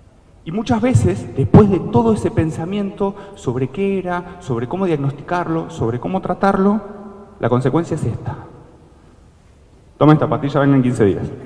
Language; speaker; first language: Spanish; native; Spanish